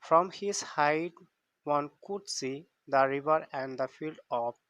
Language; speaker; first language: English; non-native, local second language; Assamese